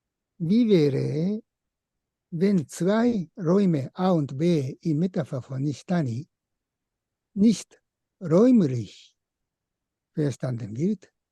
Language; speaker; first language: German; non-native, fluent; Japanese